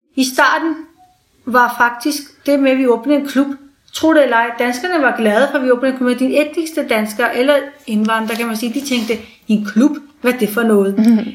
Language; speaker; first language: Danish; early bilingual, other home language; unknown